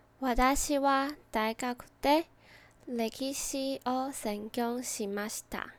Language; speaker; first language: Japanese; non-native, learner; Chinese